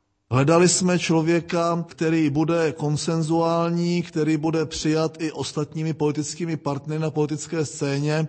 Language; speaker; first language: Czech; native; Czech